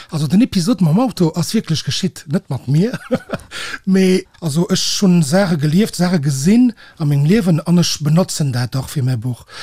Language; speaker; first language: Luxembourgish; early bilingual, other home language; Portuguese